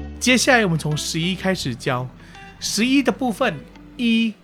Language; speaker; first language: Chinese; early bilingual, heritage; Chinese